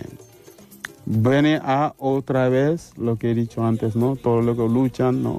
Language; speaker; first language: Spanish; non-native, fluent; Wolof